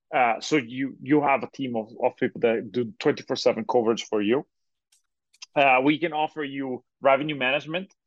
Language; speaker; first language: English; non-native, fluent; Italian